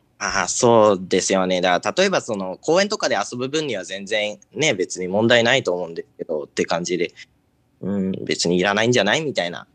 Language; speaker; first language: Japanese; native; Japanese